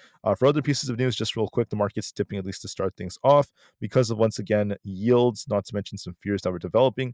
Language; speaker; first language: English; native; English